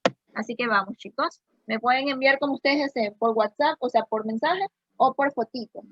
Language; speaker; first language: Spanish; native; Spanish